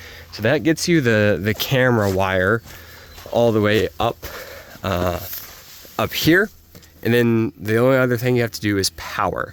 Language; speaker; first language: English; native; English